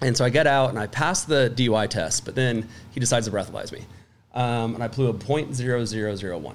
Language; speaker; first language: English; native; English